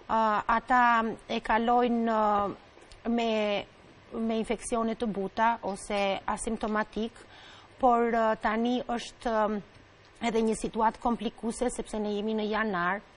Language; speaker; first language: Albanian; native; Albanian